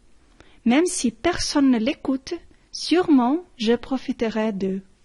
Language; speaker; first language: French; non-native, learner; Portuguese